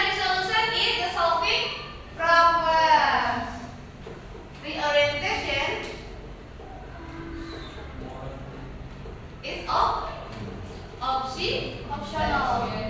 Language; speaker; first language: English; non-native, learner; Indonesian